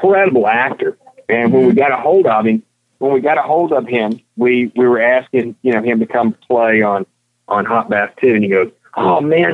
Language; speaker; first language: English; native; English